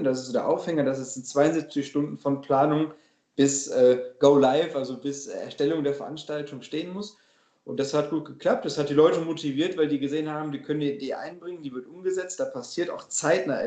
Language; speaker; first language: German; native; German